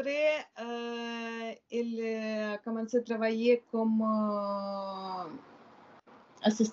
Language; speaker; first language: French; non-native, learner; Ukrainian